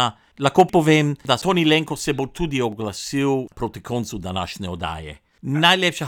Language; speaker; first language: Slovenian; non-native, local second language; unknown